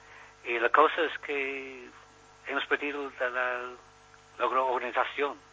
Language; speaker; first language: Spanish; non-native, learner; English